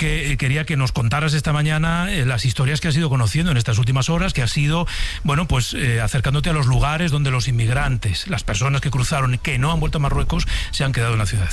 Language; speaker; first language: Spanish; native; Spanish